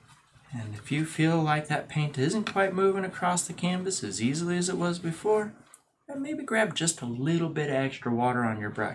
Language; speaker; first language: English; native; English